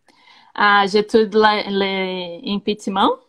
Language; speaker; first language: French; non-native, learner; Portuguese